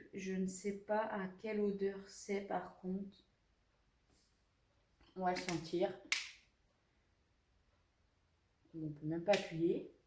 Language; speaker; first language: French; native; French